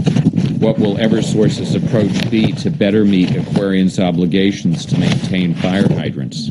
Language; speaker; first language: English; native; English